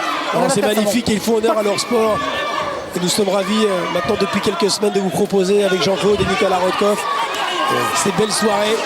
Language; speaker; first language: French; native; French